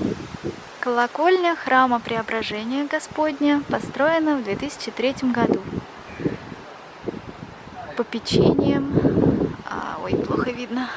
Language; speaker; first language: Russian; native; Russian